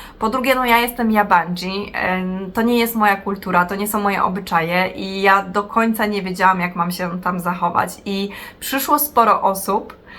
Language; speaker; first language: Polish; native; Polish